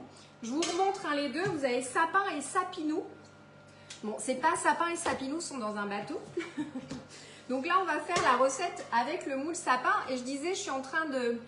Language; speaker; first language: French; native; French